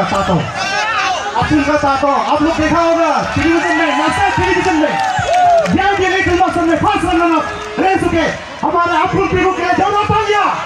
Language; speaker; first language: Hindi; non-native, local second language; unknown